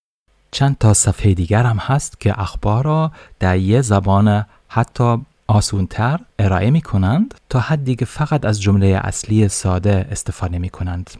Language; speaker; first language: Persian; non-native, fluent; German